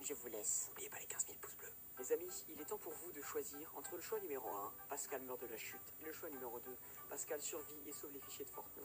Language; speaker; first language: French; native; French